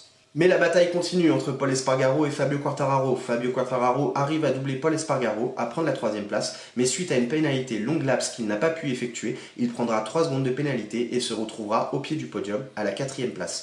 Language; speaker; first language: French; native; French